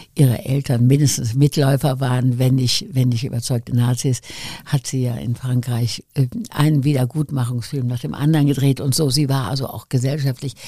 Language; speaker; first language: German; native; German